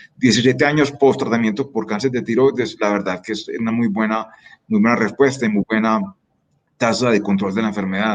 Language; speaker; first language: Spanish; native; Spanish